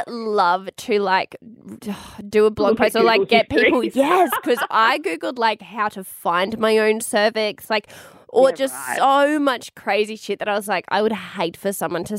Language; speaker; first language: English; native; English